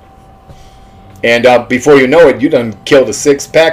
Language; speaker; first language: English; native; English